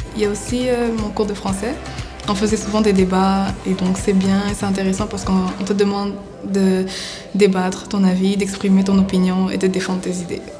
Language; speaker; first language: French; non-native, local second language; Lingala